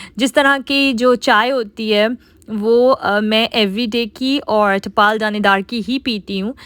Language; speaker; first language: Urdu; native; Urdu